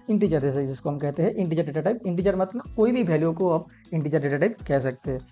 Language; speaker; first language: Hindi; non-native, local second language; Bangla